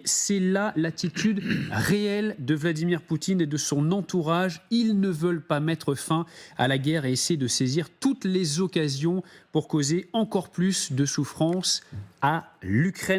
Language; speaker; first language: French; native; French